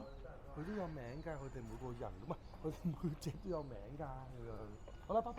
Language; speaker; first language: Cantonese; native; Cantonese